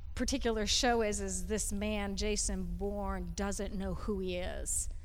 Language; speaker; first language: English; native; English